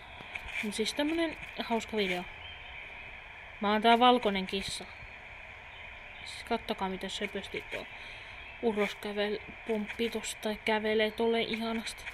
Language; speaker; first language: Finnish; native; Finnish